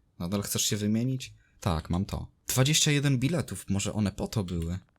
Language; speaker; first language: Polish; native; Polish